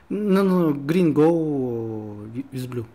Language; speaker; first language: English; non-native, learner; Russian